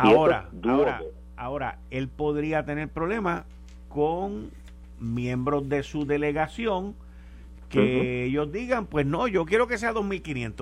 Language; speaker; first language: Spanish; native; Spanish